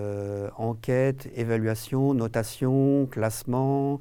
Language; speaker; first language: French; native; French